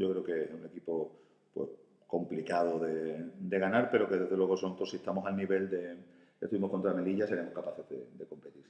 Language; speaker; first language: Spanish; native; Spanish